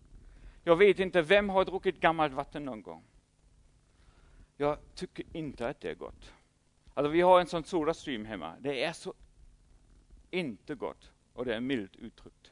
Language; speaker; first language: Swedish; non-native, fluent; German